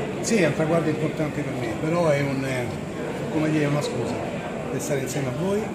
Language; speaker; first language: Italian; native; Italian